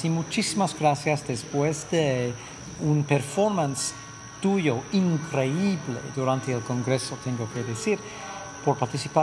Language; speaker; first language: Spanish; non-native, fluent; English